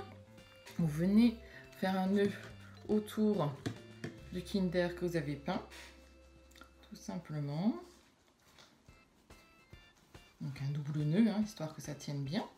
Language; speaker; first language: French; native; French